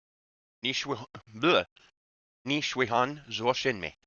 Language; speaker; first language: Chinese; non-native, learner; English